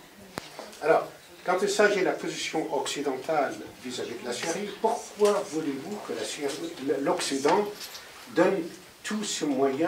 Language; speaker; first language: French; non-native, fluent; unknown